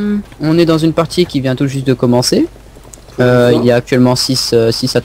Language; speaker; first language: French; native; French